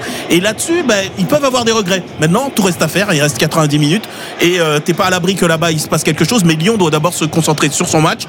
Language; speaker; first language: French; native; French